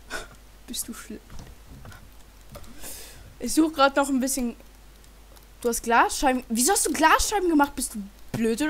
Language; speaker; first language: German; native; German